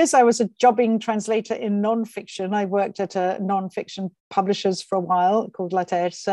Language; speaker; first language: English; native; English